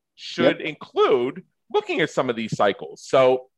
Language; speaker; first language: English; native; English